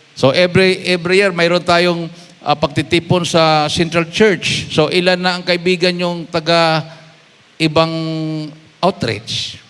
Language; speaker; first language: Filipino; non-native, local second language; Cebuano